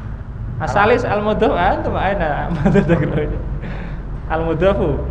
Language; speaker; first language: Arabic; non-native, fluent; Indonesian